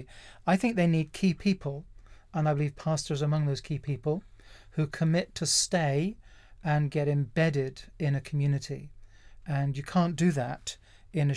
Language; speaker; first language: English; native; English